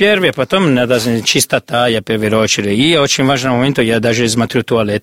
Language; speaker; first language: Russian; non-native, learner; Italian